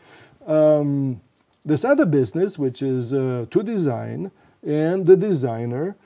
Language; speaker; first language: English; non-native, fluent; Romanian